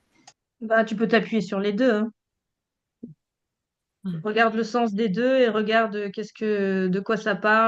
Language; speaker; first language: French; native; French